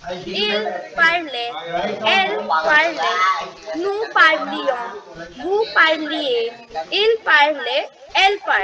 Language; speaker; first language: French; non-native, fluent; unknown